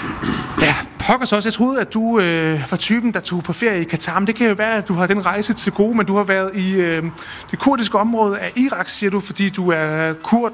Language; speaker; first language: Danish; native; Danish